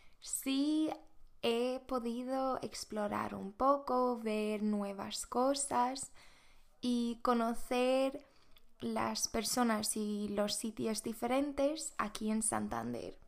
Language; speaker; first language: Spanish; non-native, fluent; Swedish